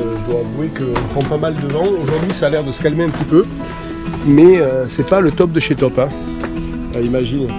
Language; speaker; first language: French; native; French